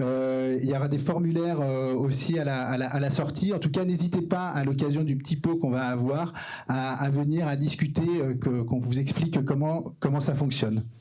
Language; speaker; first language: French; native; French